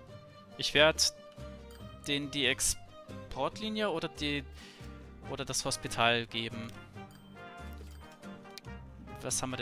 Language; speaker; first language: German; native; German